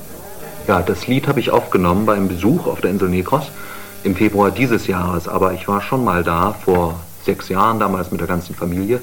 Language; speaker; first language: German; native; German